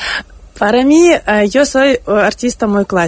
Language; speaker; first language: Spanish; non-native, fluent; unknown